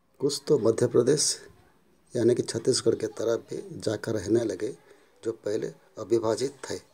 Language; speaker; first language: Hindi; non-native, local second language; Odia